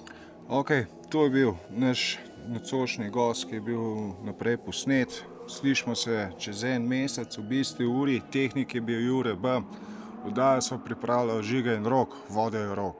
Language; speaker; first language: Slovenian; native; Slovenian